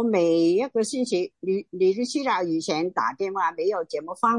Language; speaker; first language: Chinese; non-native, local second language; Cantonese